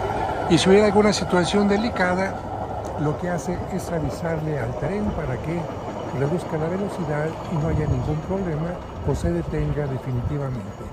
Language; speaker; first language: Spanish; native; Spanish